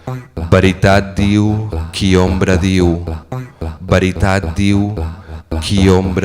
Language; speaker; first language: Catalan; native; Catalan